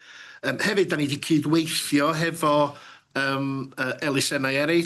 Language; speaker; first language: Welsh; native; Welsh